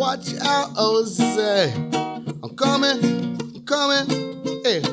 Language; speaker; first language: English; native; English